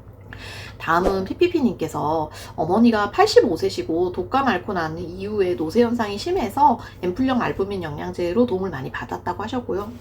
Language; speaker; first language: Korean; native; Korean